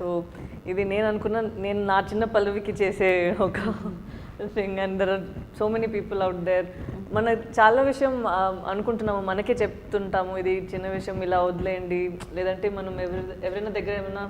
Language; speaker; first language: Telugu; non-native, fluent; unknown